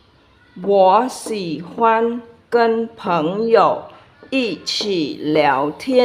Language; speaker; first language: Chinese; non-native, fluent; Khmer